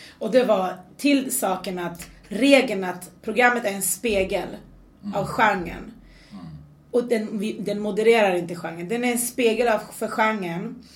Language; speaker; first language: Swedish; early bilingual, other home language; Persian